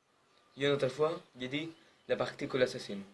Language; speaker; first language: French; non-native, learner; Spanish